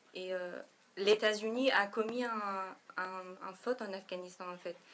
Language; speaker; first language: French; non-native, fluent; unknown